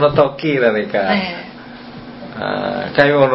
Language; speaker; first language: Japanese; non-native, learner; Indonesian